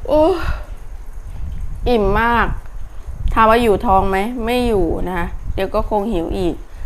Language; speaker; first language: Thai; native; Thai